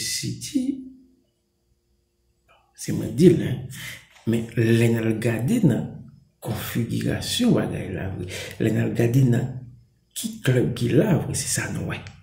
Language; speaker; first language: French; non-native, local second language; Haitian Creole